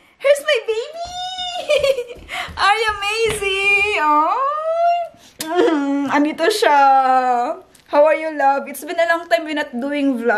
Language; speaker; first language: English; non-native, learner; Filipino